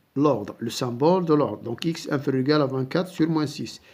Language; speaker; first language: French; non-native, local second language; Arabic